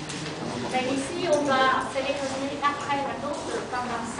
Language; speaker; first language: French; non-native, learner; Vietnamese